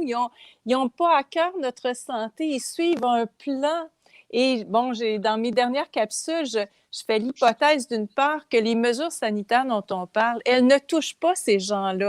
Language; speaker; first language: French; native; French